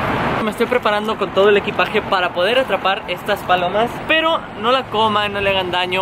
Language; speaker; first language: Spanish; non-native, fluent; English